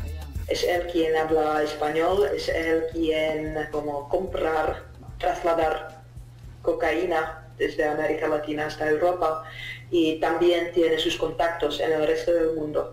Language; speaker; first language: Spanish; non-native, fluent; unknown